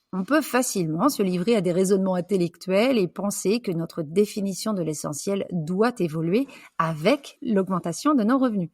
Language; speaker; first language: French; native; French